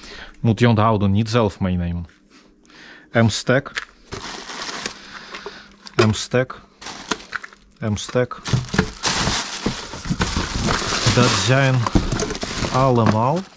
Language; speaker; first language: Dutch; non-native, fluent; Russian